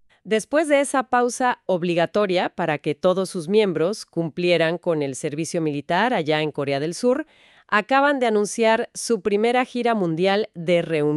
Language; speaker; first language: Spanish; native; Spanish